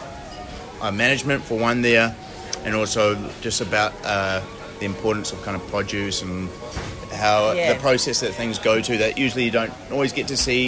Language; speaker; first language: English; native; English